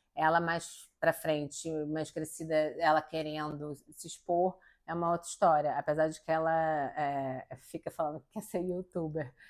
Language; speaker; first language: Portuguese; native; Portuguese